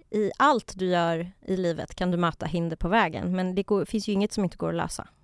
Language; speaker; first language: Swedish; early bilingual, other home language; Kurdish